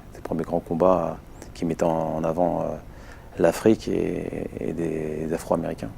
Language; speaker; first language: French; native; French